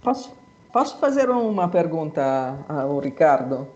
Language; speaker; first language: Portuguese; non-native, fluent; Italian